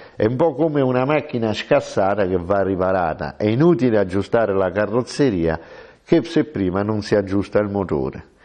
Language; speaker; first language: Italian; native; Italian